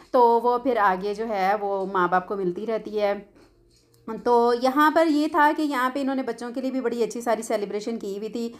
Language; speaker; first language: Urdu; non-native, local second language; Punjabi